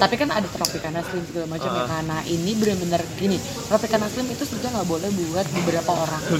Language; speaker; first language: Indonesian; native; Indonesian